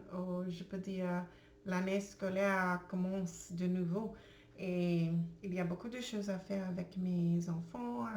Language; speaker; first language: French; non-native, learner; English